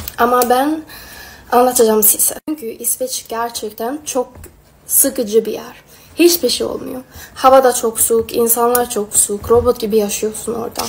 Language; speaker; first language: Turkish; non-native, fluent; Swedish